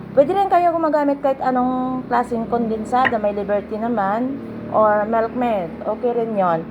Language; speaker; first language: Filipino; non-native, local second language; Hiligaynon